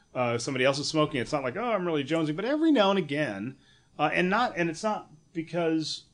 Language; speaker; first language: English; native; English